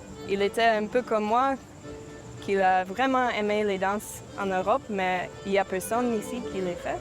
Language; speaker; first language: French; non-native, local second language; English